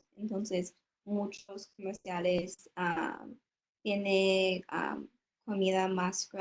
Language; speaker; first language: Spanish; non-native, learner; English